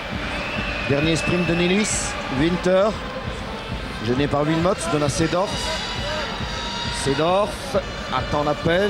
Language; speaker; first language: French; native; French